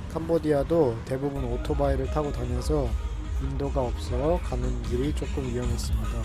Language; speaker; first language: Korean; native; Korean